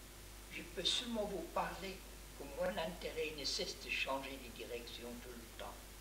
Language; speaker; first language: French; non-native, fluent; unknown